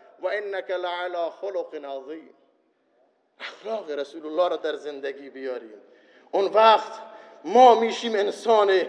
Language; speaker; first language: Persian; non-native, local second language; Baluchi